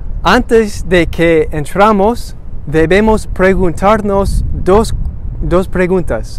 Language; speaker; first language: Spanish; non-native, learner; English